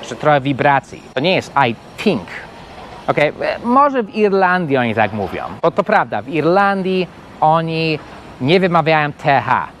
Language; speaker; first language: Polish; non-native, fluent; English